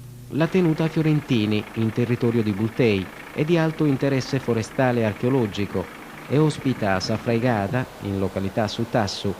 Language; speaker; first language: Italian; native; Italian